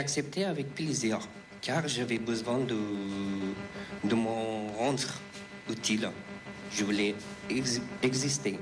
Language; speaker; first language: French; non-native, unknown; Persian